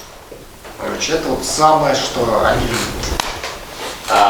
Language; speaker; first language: Russian; native; Russian